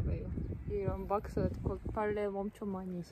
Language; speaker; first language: Korean; non-native, learner; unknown